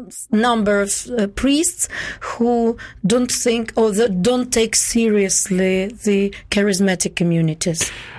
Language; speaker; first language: English; non-native, fluent; Ukrainian